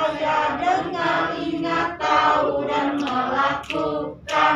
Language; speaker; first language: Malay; non-native, local second language; Sundanese